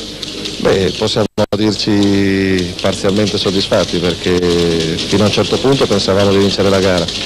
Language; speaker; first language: Italian; native; Italian